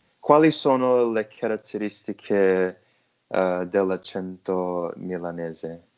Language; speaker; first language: Italian; non-native, learner; English